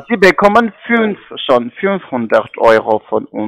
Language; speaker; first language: German; non-native, learner; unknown